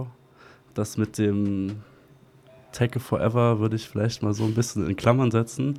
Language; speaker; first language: German; native; German